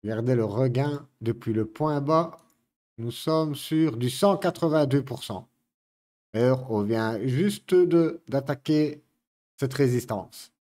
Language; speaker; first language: French; native; French